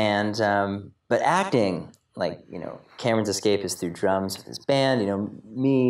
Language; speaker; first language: English; native; English